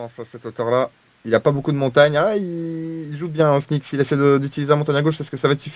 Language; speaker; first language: French; native; French